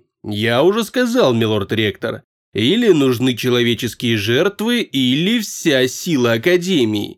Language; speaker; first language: Russian; native; Russian